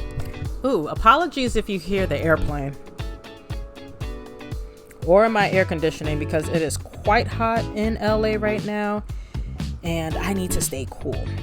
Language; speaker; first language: English; native; English